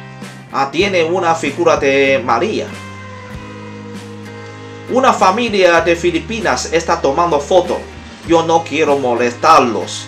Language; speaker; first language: Spanish; non-native, learner; Chinese